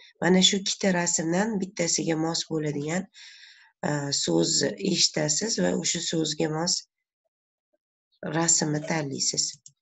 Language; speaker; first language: Arabic; non-native, fluent; Uzbek